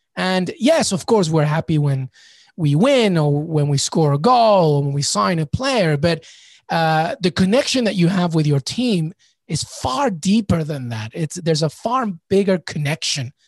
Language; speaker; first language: English; early bilingual, other home language; Spanish